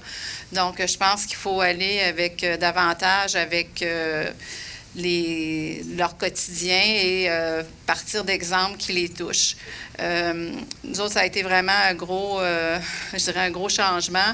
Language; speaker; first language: French; native; French